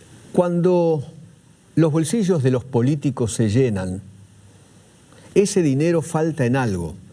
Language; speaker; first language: Spanish; native; Spanish